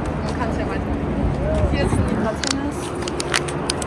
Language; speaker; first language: German; native; German